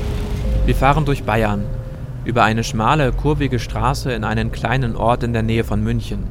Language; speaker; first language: German; native; German